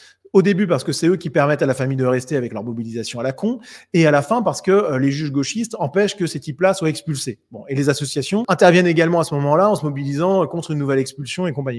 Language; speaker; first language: French; native; French